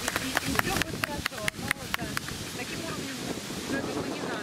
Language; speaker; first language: Russian; native; Russian